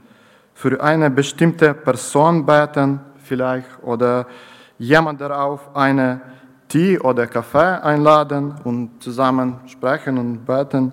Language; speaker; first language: German; non-native, learner; Ukrainian